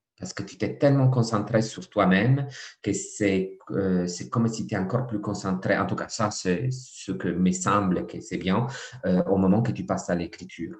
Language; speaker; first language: French; non-native, fluent; Italian